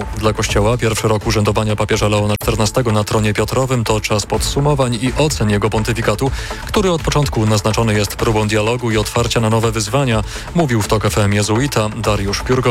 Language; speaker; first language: Polish; native; Polish